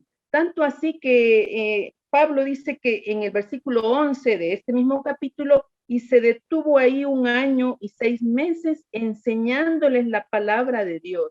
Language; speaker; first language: Spanish; native; Spanish